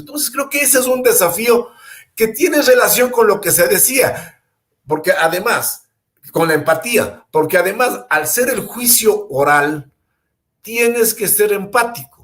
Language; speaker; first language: Spanish; native; Spanish